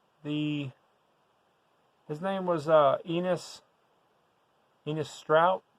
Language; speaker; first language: English; native; English